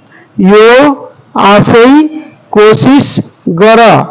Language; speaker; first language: Nepali; non-native, fluent; Bangla